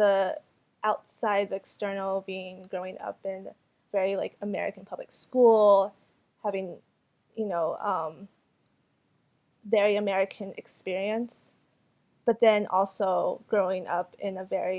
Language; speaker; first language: English; early bilingual, other home language; Cantonese